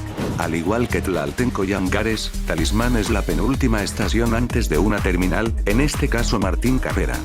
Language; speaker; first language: Spanish; native; Spanish